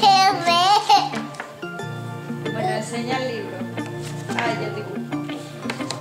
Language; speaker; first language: Spanish; native; Spanish